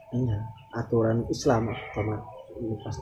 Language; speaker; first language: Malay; non-native, local second language; Sundanese